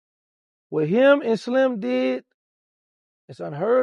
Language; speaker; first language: English; native; English